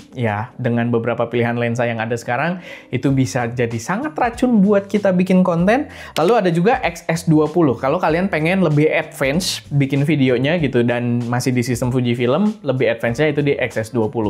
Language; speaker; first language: Indonesian; native; Indonesian